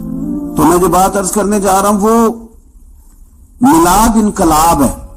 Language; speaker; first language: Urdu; non-native, local second language; Punjabi